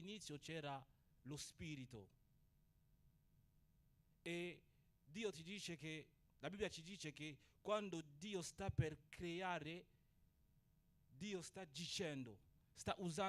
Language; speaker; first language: Italian; non-native, fluent; Portuguese